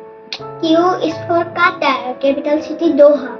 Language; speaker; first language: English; non-native, learner; Bangla